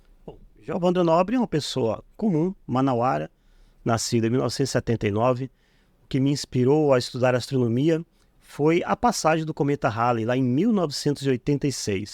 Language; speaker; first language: Portuguese; native; Portuguese